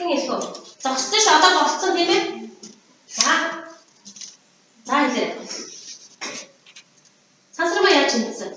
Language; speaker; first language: Mongolian; native; Mongolian